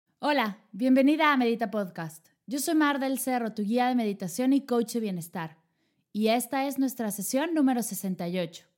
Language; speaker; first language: Spanish; native; Spanish